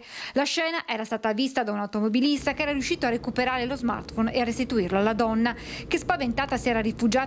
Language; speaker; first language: Italian; native; Italian